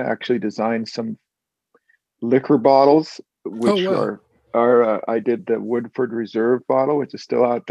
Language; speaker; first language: English; native; English